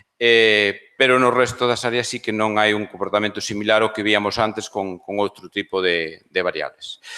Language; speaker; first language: Galician; native; Galician